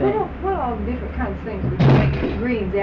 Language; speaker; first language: English; native; English